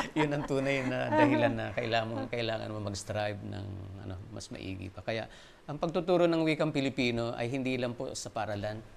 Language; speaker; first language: Filipino; non-native, local second language; Waray